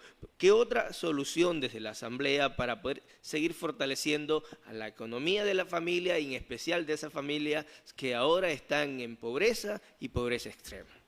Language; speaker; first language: Spanish; native; Spanish